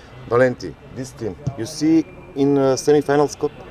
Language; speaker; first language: English; non-native, learner; Macedonian